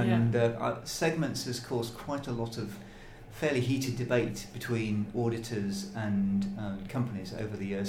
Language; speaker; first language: English; native; English